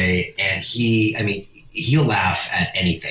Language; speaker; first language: English; non-native, fluent; Italian